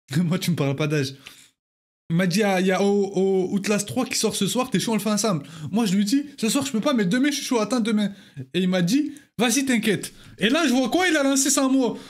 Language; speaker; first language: French; native; French